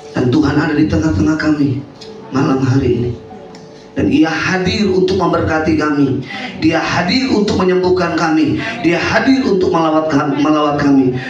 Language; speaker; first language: Indonesian; native; Indonesian